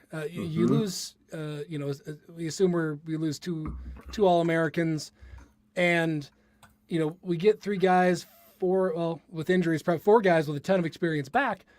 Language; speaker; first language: English; native; English